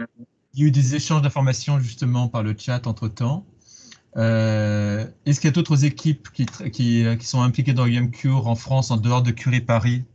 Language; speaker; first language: French; native; French